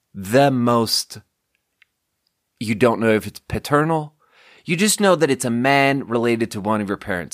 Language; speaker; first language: English; native; English